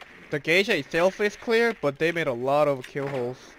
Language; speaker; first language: English; early bilingual, other home language; Korean